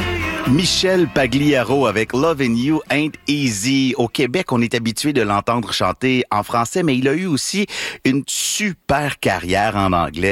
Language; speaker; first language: French; native; French